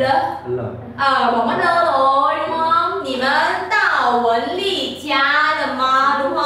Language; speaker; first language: Chinese; non-native, fluent; Vietnamese